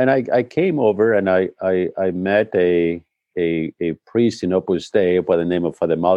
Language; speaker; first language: English; non-native, fluent; Spanish